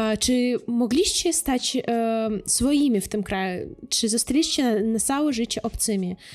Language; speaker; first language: Polish; non-native, fluent; Russian